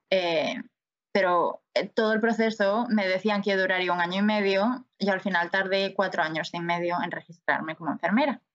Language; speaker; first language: Spanish; native; Spanish